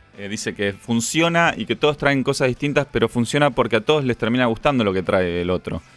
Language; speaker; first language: Spanish; native; Spanish